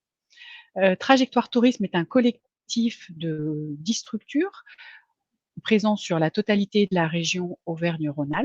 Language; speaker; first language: French; native; French